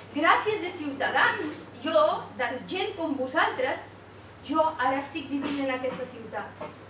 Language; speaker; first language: Catalan; non-native, fluent; Persian